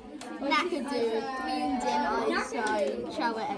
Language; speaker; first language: Welsh; non-native, learner; English